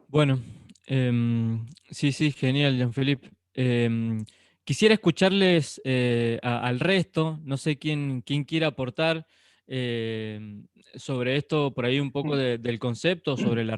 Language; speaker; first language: Spanish; native; Spanish